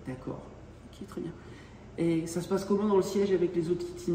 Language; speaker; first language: French; native; French